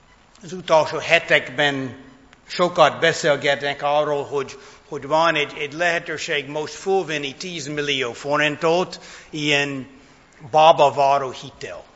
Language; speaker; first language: Hungarian; non-native, fluent; English